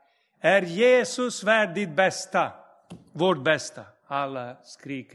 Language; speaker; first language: Swedish; non-native, fluent; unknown